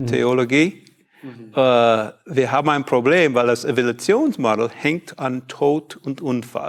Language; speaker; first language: German; non-native, learner; English